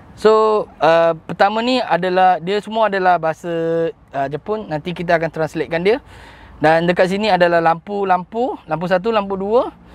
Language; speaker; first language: Malay; non-native, local second language; Chinese